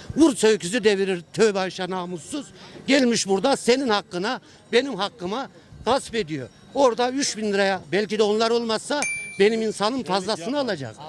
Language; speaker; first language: Turkish; native; Turkish